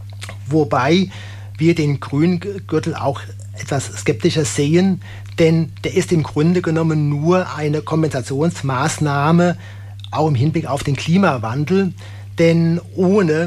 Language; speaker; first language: German; native; German